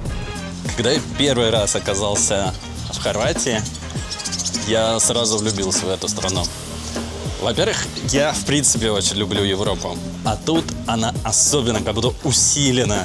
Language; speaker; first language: Russian; native; Russian